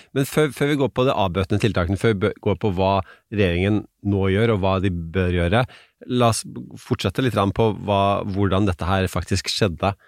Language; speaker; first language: Norwegian; native; Norwegian